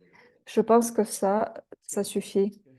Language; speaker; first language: French; non-native, fluent; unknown